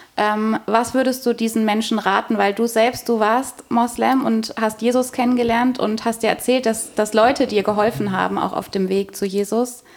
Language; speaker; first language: German; native; German